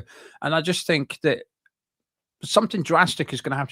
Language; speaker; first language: English; native; English